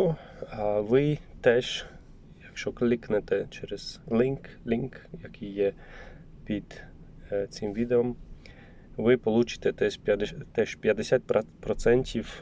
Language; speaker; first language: Ukrainian; non-native, learner; Polish